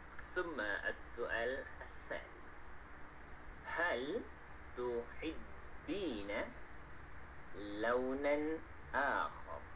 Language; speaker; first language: Arabic; non-native, fluent; Malay